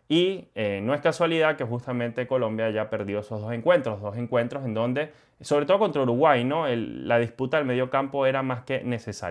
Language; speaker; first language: Spanish; native; Spanish